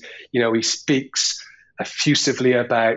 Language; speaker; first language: English; native; English